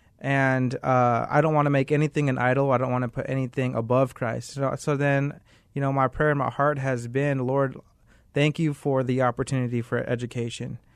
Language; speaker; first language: English; native; English